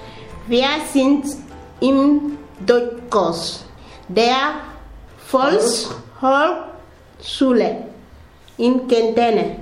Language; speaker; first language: German; non-native, learner; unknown